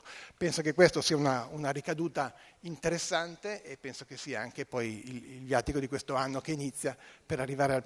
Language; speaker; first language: Italian; native; Italian